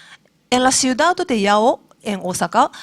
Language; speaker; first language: Spanish; non-native, learner; Japanese